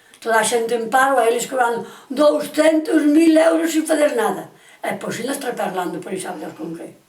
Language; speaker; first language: Galician; native; Galician